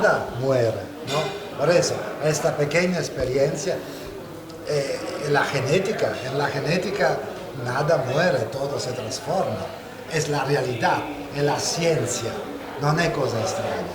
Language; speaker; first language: Spanish; non-native, fluent; Italian